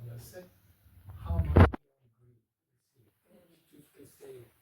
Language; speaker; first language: French; non-native, fluent; English